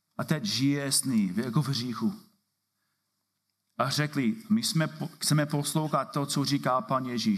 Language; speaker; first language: Czech; non-native, fluent; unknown